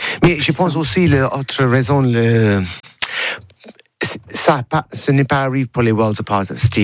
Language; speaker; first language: French; non-native, learner; English